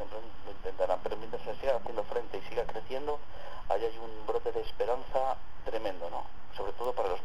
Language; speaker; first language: Spanish; native; Spanish